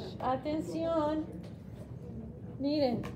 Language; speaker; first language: Spanish; non-native, fluent; English